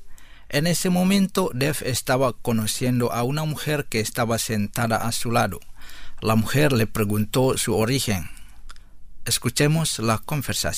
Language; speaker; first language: Spanish; non-native, fluent; Indonesian